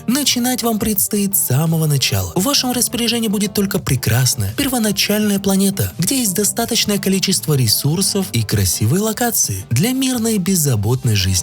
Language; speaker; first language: Russian; native; Russian